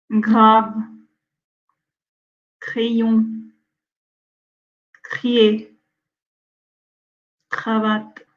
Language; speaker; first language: English; non-native, fluent; French